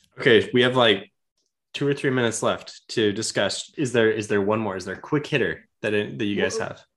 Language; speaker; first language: English; native; English